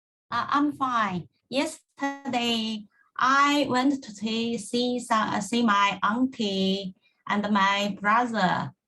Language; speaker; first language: English; non-native, learner; Chinese